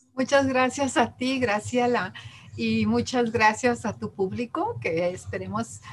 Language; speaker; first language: Spanish; early bilingual, heritage; Spanish